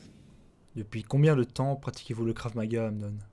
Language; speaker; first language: French; native; French